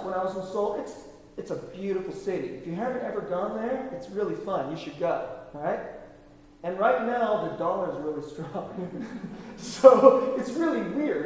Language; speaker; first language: English; native; English